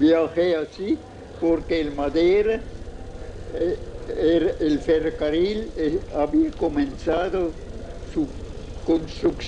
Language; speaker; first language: Spanish; non-native, fluent; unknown